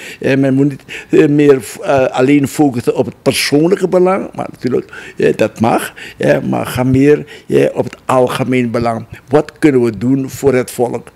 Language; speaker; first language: Dutch; non-native, local second language; Javanese